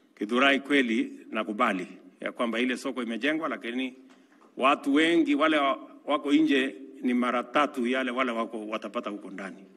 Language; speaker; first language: Swahili; non-native, local second language; Kalenjin